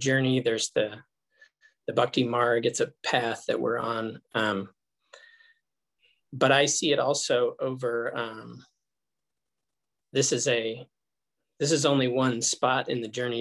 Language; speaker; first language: English; native; English